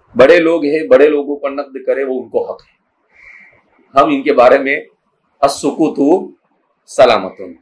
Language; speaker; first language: Urdu; native; Urdu